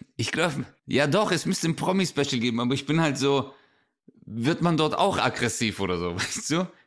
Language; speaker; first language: German; native; German